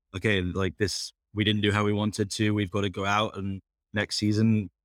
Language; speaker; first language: English; native; English